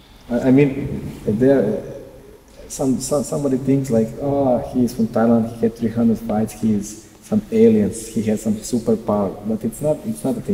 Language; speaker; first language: English; non-native, learner; Serbian